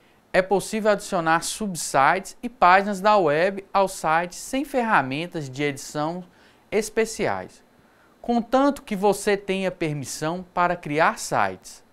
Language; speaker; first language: Portuguese; native; Portuguese